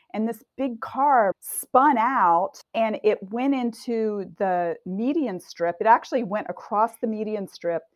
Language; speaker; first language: English; native; English